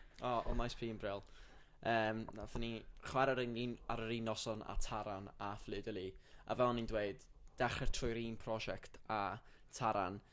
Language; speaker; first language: Welsh; native; Welsh